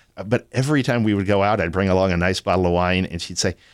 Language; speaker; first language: English; native; English